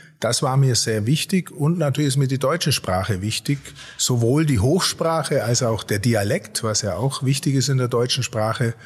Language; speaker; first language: German; native; German